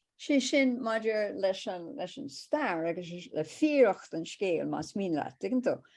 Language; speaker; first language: Irish; native; Irish